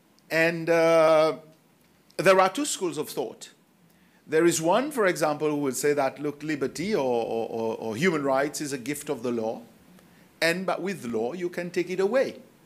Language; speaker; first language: English; non-native, local second language; Seselwa Creole French